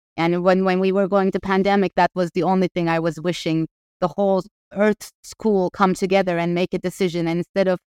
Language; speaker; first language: English; non-native, fluent; Turkish